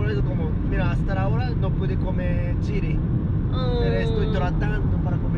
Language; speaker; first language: Spanish; non-native, learner; Japanese